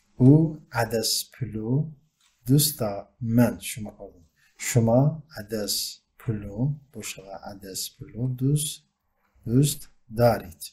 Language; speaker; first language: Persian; non-native, fluent; Turkish